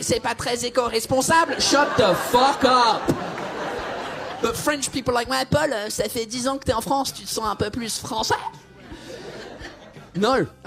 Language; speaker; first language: French; non-native, fluent; English